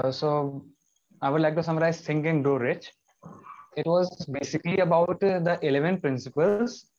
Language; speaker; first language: English; non-native, local second language; Hindi